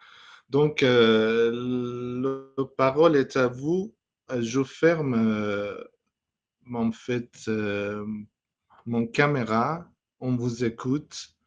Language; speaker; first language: French; non-native, fluent; Persian